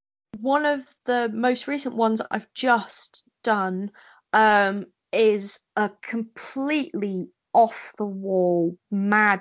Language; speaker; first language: English; native; English